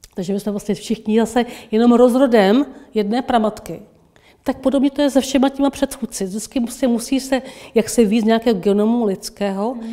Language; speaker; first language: Czech; native; Czech